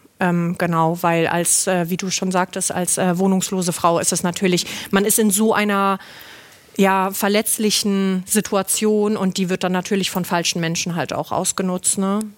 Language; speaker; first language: German; non-native, local second language; Luxembourgish